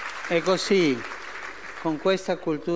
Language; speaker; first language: Italian; early bilingual, heritage; Spanish